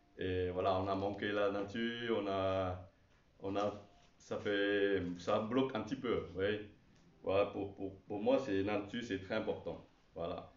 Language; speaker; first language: French; non-native, learner; Chinese